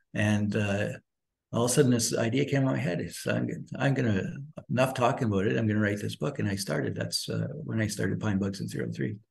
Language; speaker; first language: English; native; English